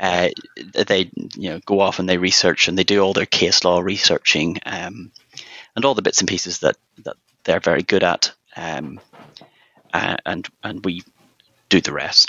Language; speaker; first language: English; native; English